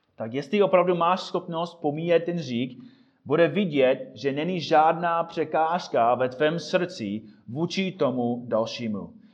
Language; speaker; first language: Czech; non-native, fluent; English